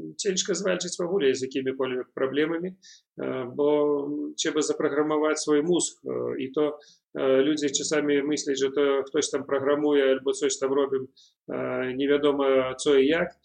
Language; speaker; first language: Polish; non-native, learner; Belarusian